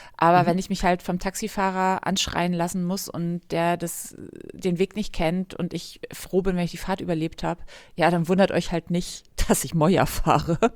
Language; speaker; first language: German; native; German